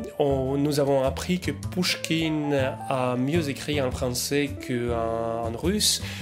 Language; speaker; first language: French; non-native, fluent; Russian